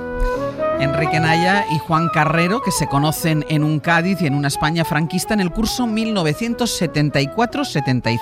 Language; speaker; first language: Spanish; native; Spanish